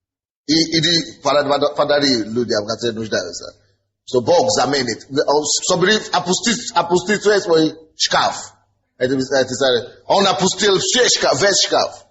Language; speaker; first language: Russian; non-native, fluent; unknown